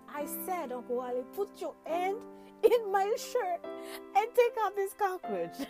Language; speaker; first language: English; non-native, local second language; Yoruba